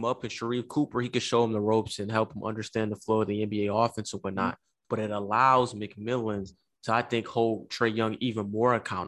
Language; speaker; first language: English; native; English